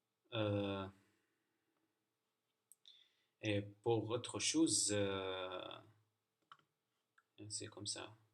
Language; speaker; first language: French; non-native, learner; Arabic